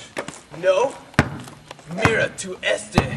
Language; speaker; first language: Spanish; non-native, learner; English